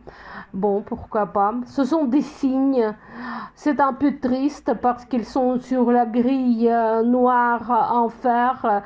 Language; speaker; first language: French; non-native, fluent; Russian